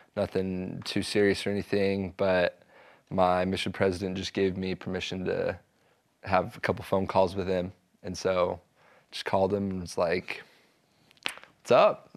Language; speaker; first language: English; native; English